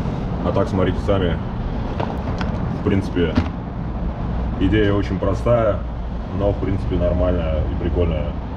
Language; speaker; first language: Russian; native; Russian